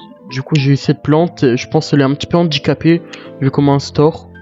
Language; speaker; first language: French; native; French